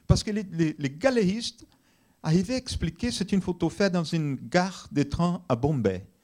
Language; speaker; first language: French; non-native, fluent; Portuguese